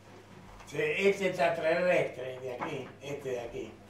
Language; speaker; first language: Spanish; native; Spanish